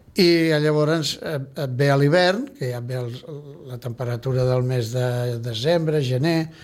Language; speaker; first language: Catalan; native; Catalan